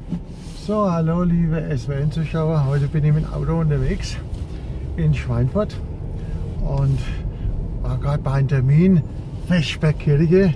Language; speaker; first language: German; native; German